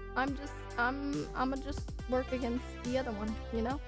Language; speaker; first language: English; native; English